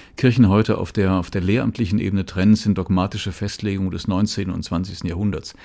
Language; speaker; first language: German; native; German